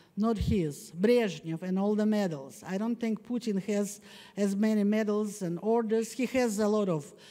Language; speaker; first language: English; non-native, fluent; Russian